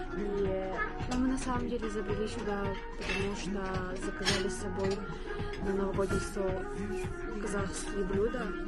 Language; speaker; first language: Russian; native; Russian